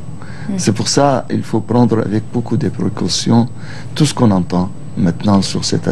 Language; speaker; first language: French; non-native, local second language; Arabic